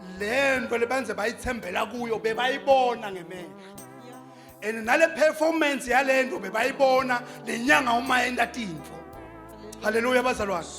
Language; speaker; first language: Zulu; non-native, local second language; Swati